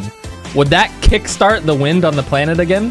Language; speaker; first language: English; native; English